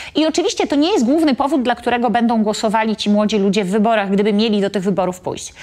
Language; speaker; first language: Polish; native; Polish